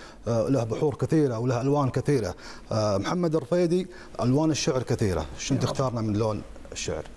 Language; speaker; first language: Arabic; native; Arabic